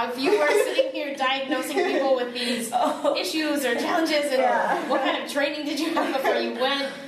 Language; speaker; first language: English; native; English